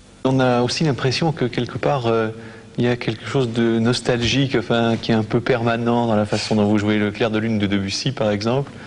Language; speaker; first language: French; native; French